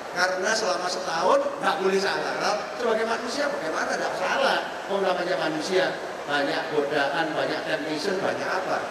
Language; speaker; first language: Indonesian; native; Indonesian